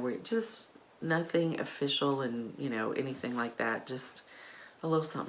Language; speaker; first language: English; native; English